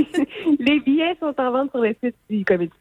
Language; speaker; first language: French; native; French